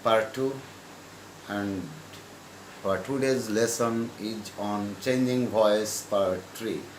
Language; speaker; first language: English; non-native, local second language; Bangla